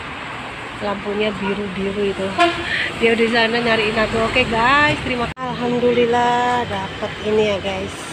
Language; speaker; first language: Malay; non-native, local second language; Javanese